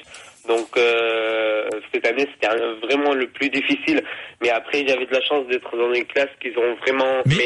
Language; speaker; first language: French; non-native, fluent; Arabic